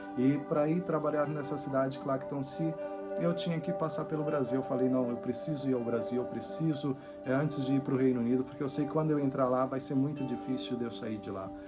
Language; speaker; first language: Portuguese; native; Portuguese